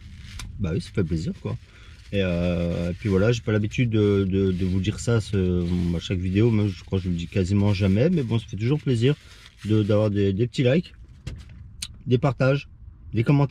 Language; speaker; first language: French; native; French